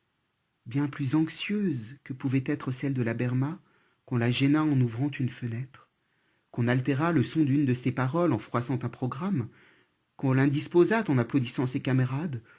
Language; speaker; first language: French; native; French